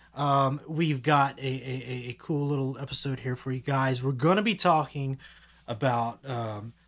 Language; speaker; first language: English; native; English